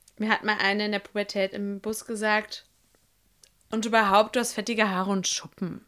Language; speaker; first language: German; native; German